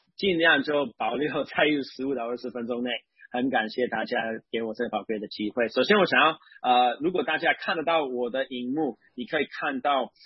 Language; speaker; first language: Chinese; non-native, fluent; English